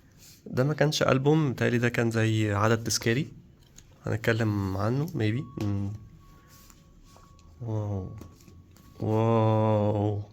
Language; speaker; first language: Arabic; native; Arabic